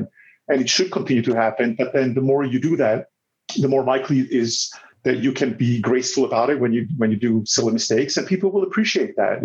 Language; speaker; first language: English; non-native, fluent; Italian